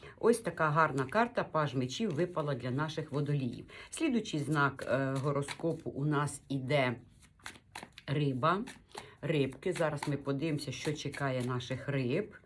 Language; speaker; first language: Ukrainian; non-native, local second language; Russian